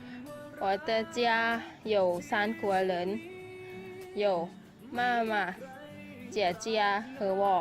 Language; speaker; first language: Chinese; non-native, learner; Thai